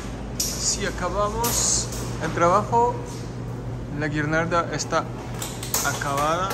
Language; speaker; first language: Spanish; non-native, learner; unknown